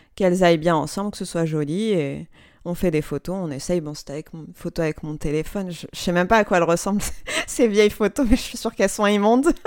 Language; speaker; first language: French; non-native, local second language; Arabic